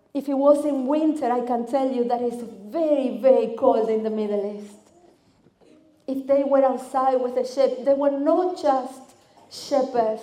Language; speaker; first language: English; non-native, fluent; Spanish